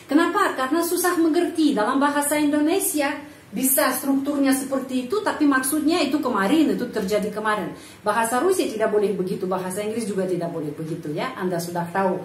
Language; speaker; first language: Indonesian; non-native, fluent; Russian